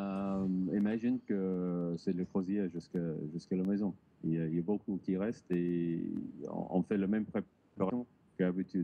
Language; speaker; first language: French; non-native, learner; English